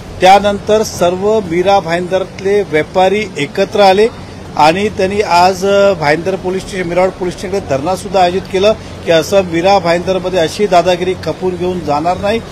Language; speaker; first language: Marathi; non-native, local second language; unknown